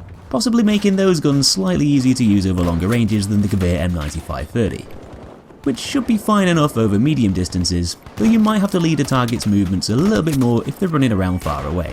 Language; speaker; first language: English; native; English